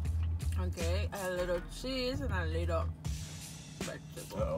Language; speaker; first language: English; non-native, learner; Spanish